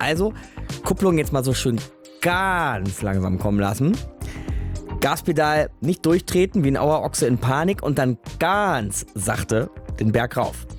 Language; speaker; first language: German; native; German